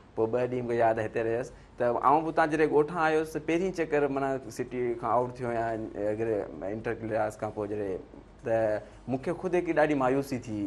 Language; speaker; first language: Sindhi; native; Sindhi